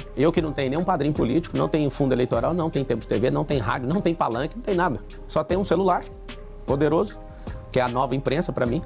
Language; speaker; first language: Portuguese; native; Portuguese